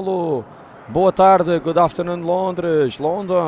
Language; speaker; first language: Portuguese; native; Portuguese